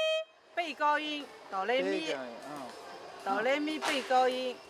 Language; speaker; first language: Chinese; native; Chinese